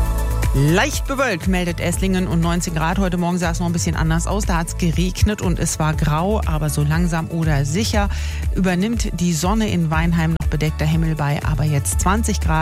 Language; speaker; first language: German; native; German